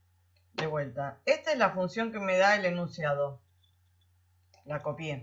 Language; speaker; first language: Spanish; native; Spanish